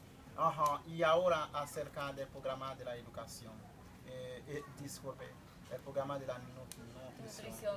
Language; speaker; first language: Spanish; non-native, fluent; Haitian Creole